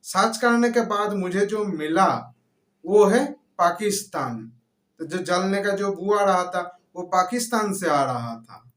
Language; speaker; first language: Hindi; non-native, local second language; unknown